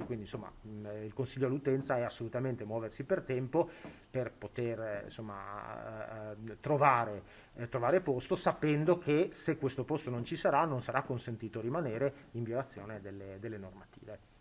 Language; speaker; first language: Italian; native; Italian